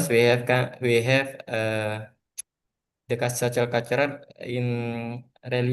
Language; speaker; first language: English; non-native, learner; Indonesian